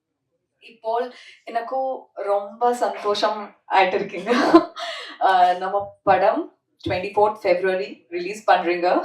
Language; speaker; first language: Tamil; non-native, learner; Bangla